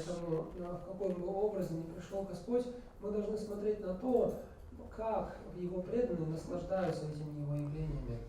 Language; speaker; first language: Russian; native; Russian